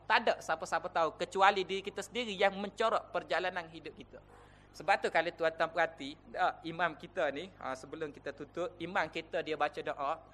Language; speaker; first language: Malay; native; Malay